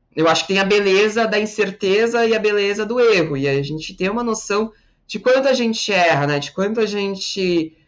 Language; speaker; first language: Portuguese; native; Portuguese